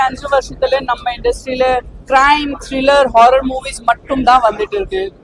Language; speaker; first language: Tamil; non-native, fluent; Gujarati